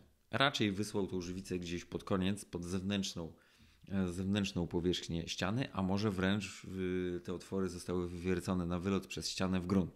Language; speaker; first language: Polish; native; Polish